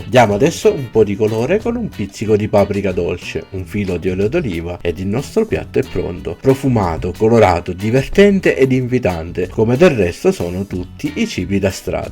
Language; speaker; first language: Italian; native; Italian